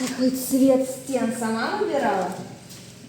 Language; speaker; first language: Russian; native; Russian